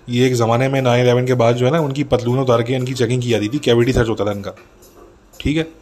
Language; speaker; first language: Urdu; native; Urdu